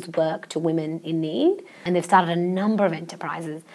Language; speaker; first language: English; non-native, local second language; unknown